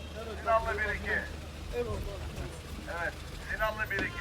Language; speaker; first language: Turkish; non-native, learner; Persian